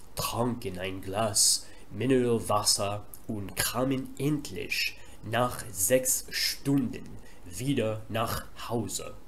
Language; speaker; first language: German; non-native, fluent; English